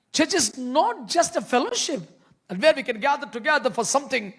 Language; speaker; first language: English; non-native, local second language; Telugu